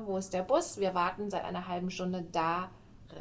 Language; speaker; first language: German; non-native, fluent; English